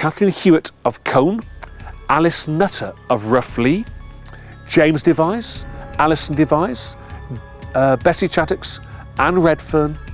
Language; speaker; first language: English; native; English